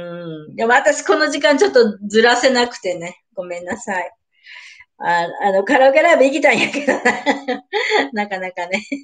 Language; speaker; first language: Japanese; native; Japanese